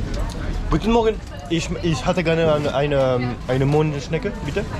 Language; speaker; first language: German; non-native, learner; French